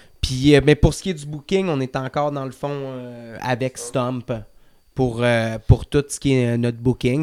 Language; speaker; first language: French; native; French